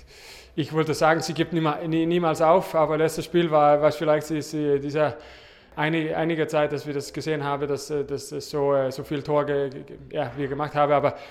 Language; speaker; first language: German; non-native, fluent; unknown